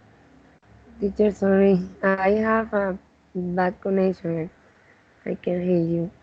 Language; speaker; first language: English; non-native, learner; Spanish